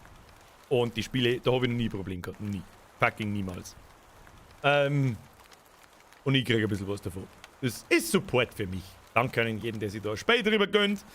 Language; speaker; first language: German; native; German